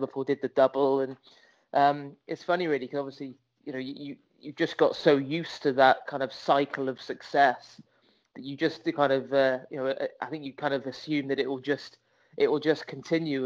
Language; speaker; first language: English; native; English